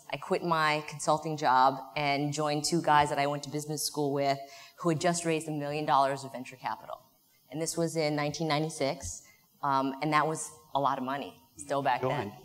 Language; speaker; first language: English; native; English